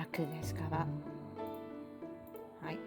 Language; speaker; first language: Japanese; non-native, learner; Filipino